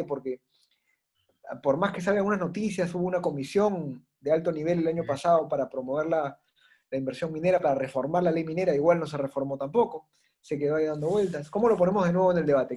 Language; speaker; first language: Spanish; native; Spanish